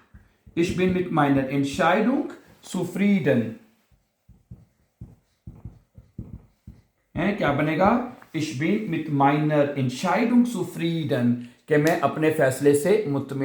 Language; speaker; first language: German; non-native, fluent; Urdu